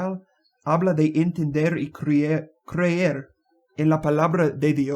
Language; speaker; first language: Spanish; non-native, learner; English